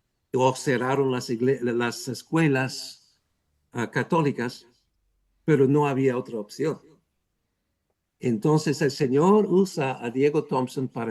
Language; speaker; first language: Spanish; non-native, fluent; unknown